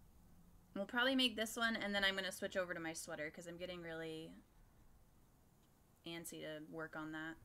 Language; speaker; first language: English; native; English